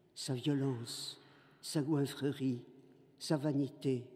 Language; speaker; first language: French; native; French